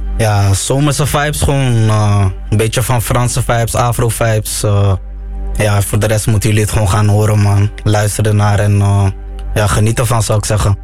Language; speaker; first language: Dutch; early bilingual, other home language; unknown